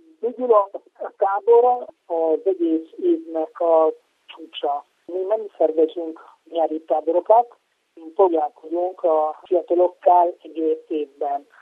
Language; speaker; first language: Hungarian; non-native, fluent; Italian